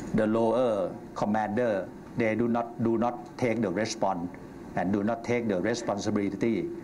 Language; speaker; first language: English; non-native, learner; Thai